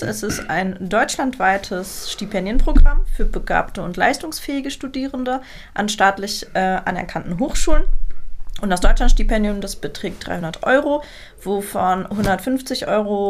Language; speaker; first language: German; native; German